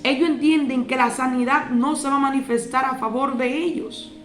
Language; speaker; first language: Spanish; native; Spanish